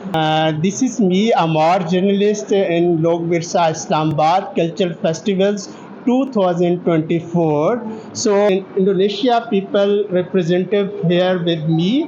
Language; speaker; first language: English; non-native, local second language; Urdu